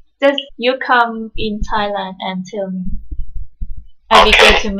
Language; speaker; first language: English; non-native, learner; Thai